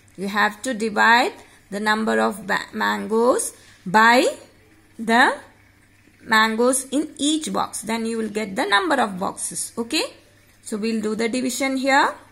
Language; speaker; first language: English; non-native, local second language; Marathi